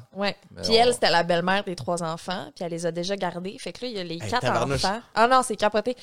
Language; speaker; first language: French; native; French